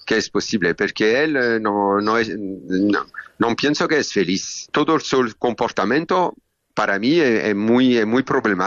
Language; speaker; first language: Spanish; non-native, learner; French